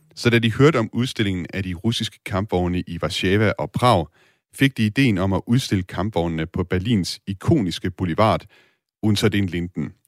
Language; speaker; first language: Danish; native; Danish